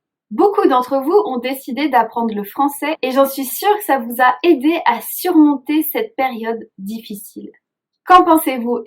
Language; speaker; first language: French; native; French